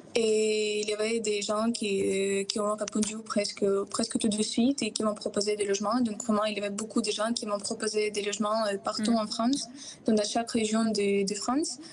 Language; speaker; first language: French; non-native, fluent; Ukrainian